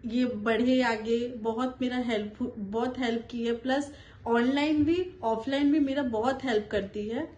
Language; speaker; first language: Hindi; non-native, local second language; Bangla